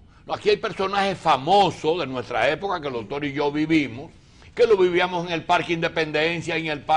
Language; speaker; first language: Spanish; native; Spanish